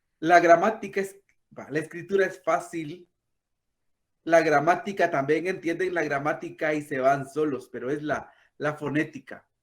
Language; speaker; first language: Spanish; non-native, local second language; Kaqchikel